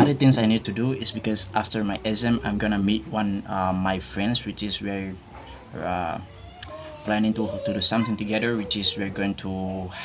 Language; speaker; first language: English; non-native, fluent; Tetum